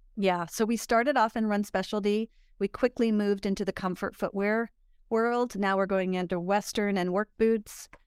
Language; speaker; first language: English; native; English